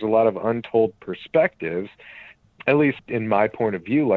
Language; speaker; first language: English; native; English